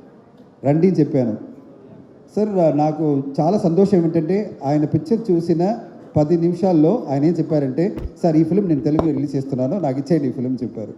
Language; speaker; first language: Telugu; non-native, learner; Tamil